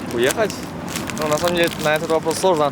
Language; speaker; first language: Russian; native; Russian